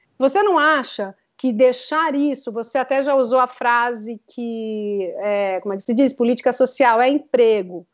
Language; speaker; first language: Portuguese; native; Portuguese